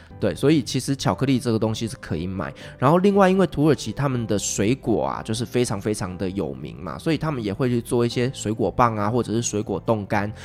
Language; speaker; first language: Chinese; native; Chinese